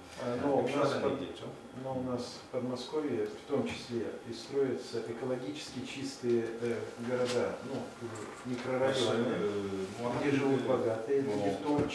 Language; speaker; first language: Russian; native; Russian